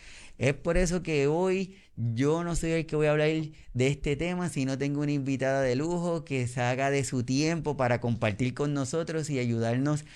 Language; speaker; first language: Spanish; native; Spanish